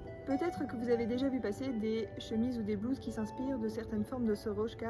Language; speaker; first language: French; native; French